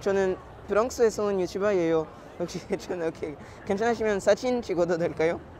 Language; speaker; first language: Korean; non-native, learner; French